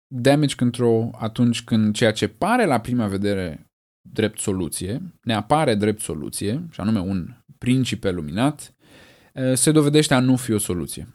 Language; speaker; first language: Romanian; native; Romanian